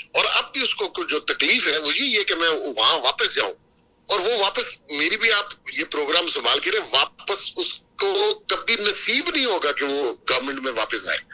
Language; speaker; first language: Urdu; native; Urdu